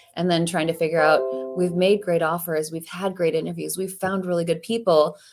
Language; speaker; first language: English; native; English